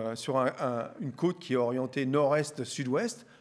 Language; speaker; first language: French; native; French